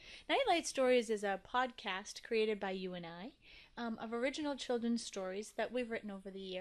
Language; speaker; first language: English; native; English